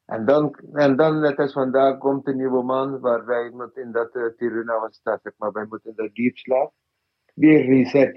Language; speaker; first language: Dutch; non-native, fluent; Malayalam